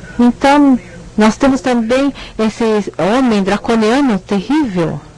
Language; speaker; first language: Portuguese; native; Portuguese